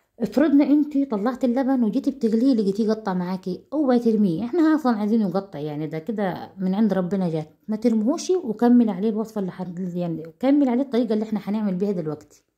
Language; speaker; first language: Arabic; native; Arabic